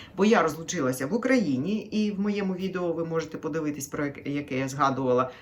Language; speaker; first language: Ukrainian; native; Ukrainian